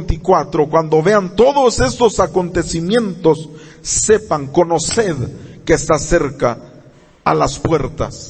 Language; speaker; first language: Spanish; native; Spanish